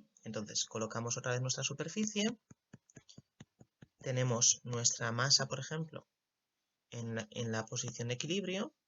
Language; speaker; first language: Spanish; native; Spanish